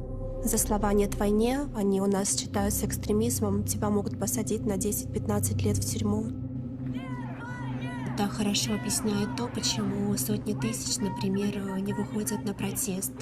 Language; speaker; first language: Russian; native; Russian